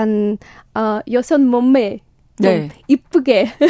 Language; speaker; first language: Korean; non-native, learner; Ukrainian